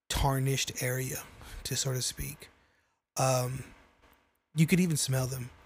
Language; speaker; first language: English; native; English